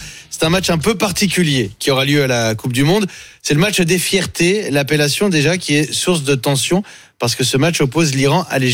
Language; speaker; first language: French; native; French